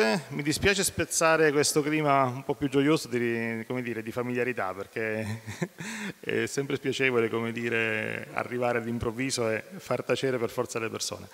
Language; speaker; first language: Italian; native; Italian